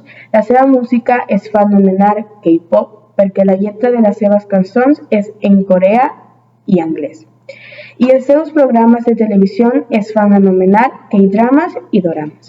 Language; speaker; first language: Catalan; early bilingual, other home language; Spanish